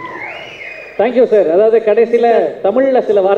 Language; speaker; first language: Tamil; native; Tamil